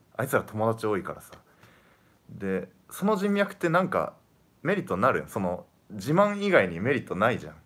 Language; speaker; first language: Japanese; native; Japanese